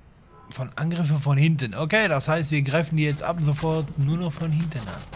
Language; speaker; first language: German; native; German